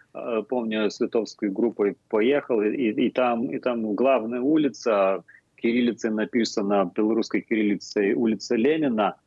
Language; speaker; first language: Russian; non-native, fluent; Lithuanian